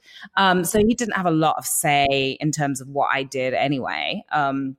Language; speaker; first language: English; native; English